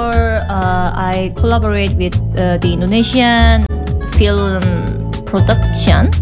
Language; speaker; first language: English; non-native, learner; Korean